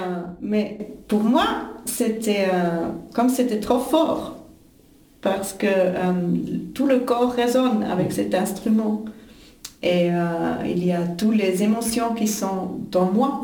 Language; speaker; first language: French; non-native, fluent; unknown